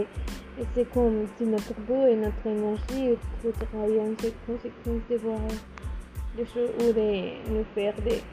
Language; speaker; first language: French; non-native, learner; Spanish